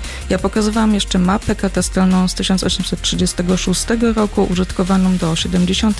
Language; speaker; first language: Polish; native; Polish